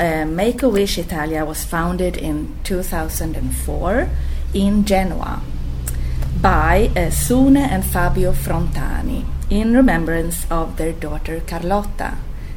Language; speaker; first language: English; non-native, fluent; Swedish